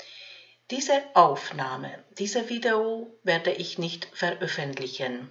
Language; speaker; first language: German; non-native, fluent; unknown